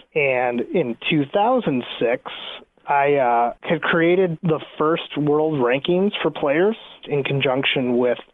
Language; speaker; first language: English; native; English